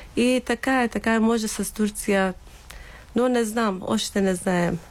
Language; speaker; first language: Bulgarian; non-native, learner; Persian